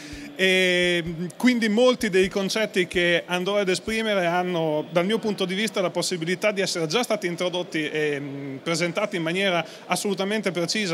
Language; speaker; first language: Italian; native; Italian